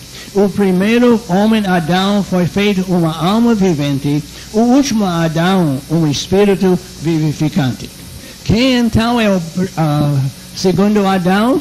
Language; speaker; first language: Portuguese; non-native, fluent; English